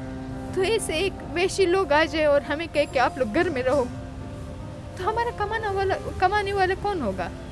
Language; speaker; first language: Hindi; non-native, fluent; Persian